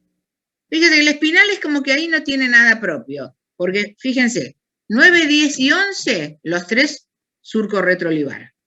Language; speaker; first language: Spanish; native; Spanish